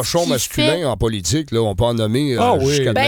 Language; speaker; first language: French; native; French